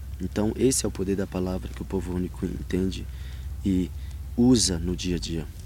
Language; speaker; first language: Portuguese; non-native, local second language; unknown